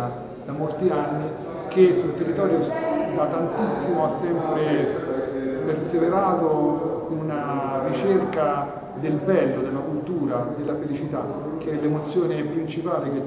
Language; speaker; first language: Italian; native; Italian